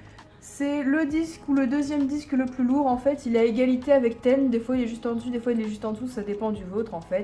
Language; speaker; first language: French; native; French